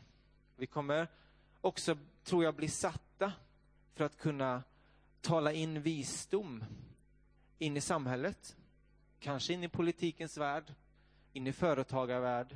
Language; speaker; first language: Swedish; native; Swedish